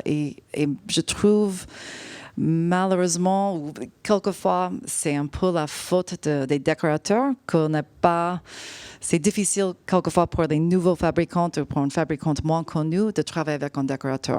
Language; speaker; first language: French; non-native, fluent; English